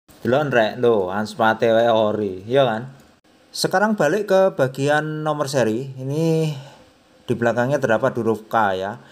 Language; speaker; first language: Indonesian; non-native, local second language; Javanese